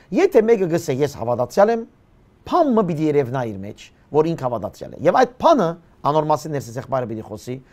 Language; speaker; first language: Armenian; early bilingual, heritage; Armenian